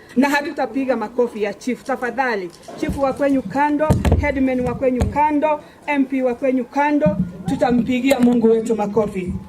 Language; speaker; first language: Swahili; non-native, local second language; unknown